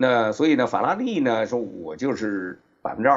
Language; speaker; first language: Chinese; native; Chinese